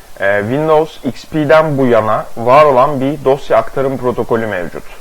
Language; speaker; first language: Turkish; native; Turkish